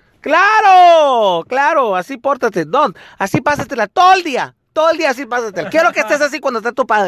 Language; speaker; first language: Spanish; early bilingual, other home language; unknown